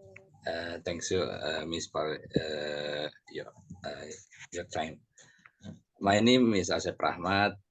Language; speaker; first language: English; non-native, learner; Indonesian